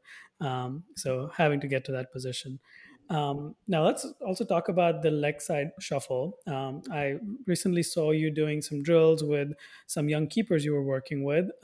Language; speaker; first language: English; non-native, local second language; Hindi